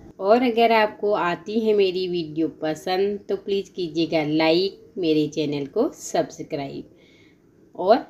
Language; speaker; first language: Hindi; native; Hindi